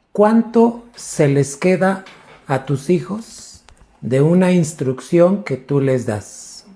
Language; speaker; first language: Spanish; native; Spanish